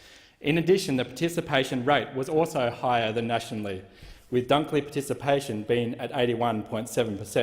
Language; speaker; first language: English; native; English